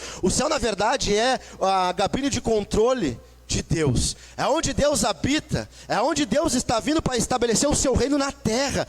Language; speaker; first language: Portuguese; native; Portuguese